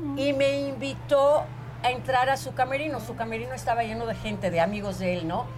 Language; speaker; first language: Spanish; non-native, fluent; Hebrew